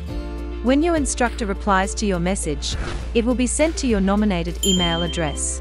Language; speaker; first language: English; native; English